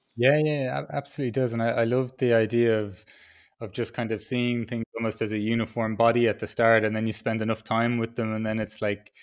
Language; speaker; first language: English; native; English